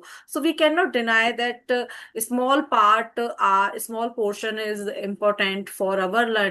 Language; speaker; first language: English; non-native, fluent; Hindi